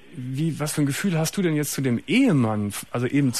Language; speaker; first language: German; native; German